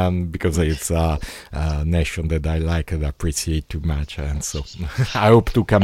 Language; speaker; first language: English; non-native, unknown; Italian